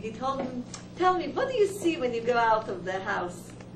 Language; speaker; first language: English; non-native, fluent; Hebrew